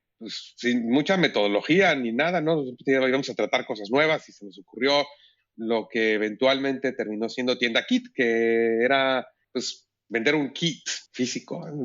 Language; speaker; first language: Spanish; native; Spanish